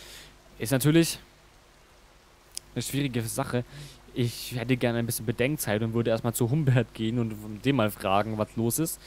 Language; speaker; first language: German; native; German